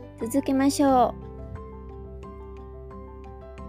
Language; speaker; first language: Japanese; non-native, learner; Spanish